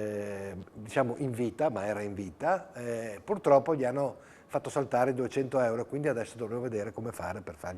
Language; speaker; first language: Italian; native; Italian